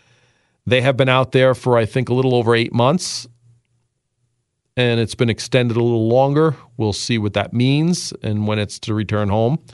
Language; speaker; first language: English; native; English